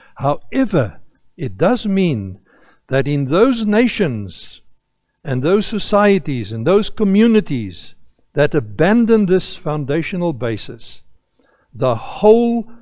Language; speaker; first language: English; non-native, local second language; Afrikaans